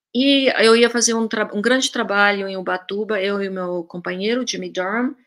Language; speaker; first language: Portuguese; early bilingual, heritage; Portuguese